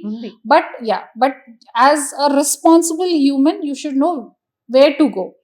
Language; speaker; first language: English; non-native, local second language; Hindi